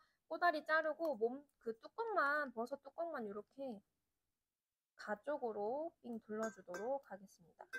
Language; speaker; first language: Korean; native; Korean